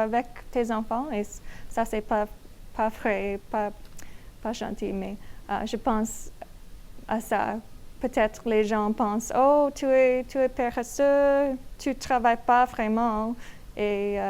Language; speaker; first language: French; non-native, learner; English